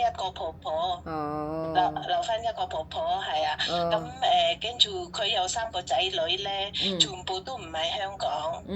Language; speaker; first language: Cantonese; non-native, fluent; Indonesian